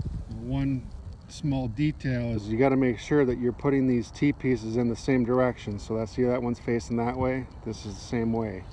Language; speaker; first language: English; native; English